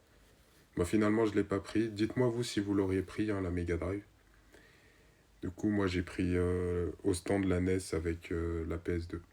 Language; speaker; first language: French; native; French